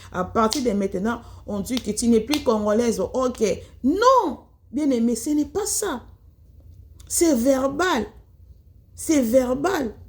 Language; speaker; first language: French; non-native, local second language; Lingala